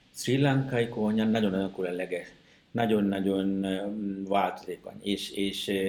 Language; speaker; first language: Hungarian; non-native, fluent; Sinhala